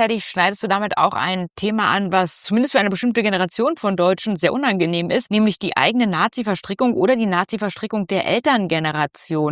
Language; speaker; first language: German; native; German